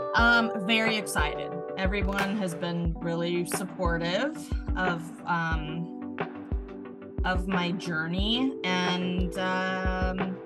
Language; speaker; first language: English; native; English